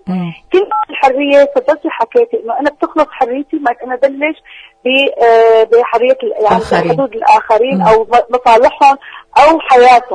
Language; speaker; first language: Arabic; native; Arabic